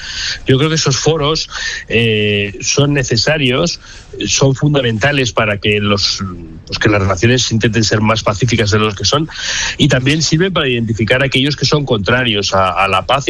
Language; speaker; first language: Spanish; native; Spanish